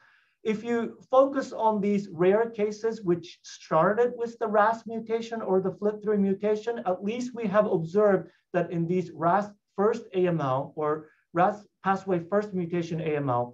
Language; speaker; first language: English; non-native, fluent; Japanese